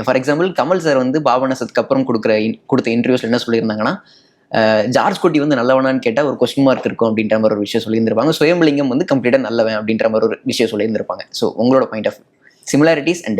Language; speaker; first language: Tamil; native; Tamil